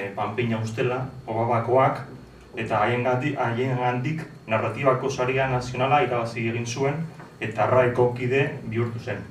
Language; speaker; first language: Basque; non-native, local second language; Spanish